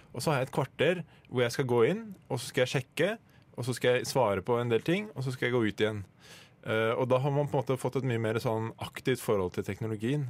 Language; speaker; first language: Norwegian; native; Norwegian